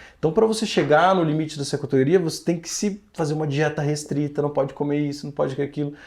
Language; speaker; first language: Portuguese; native; Portuguese